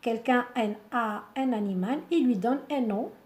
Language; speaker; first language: French; non-native, local second language; Arabic